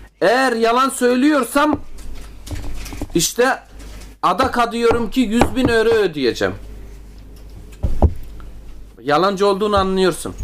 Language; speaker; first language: Turkish; native; Turkish